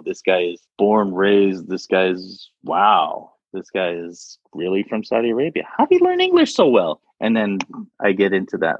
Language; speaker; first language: English; non-native, fluent; Arabic